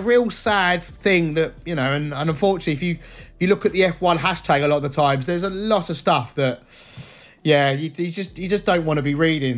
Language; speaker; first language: English; native; English